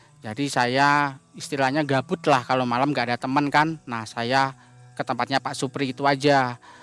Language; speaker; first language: Indonesian; native; Indonesian